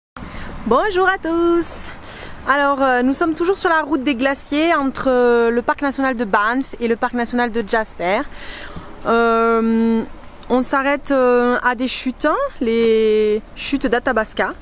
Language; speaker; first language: French; native; French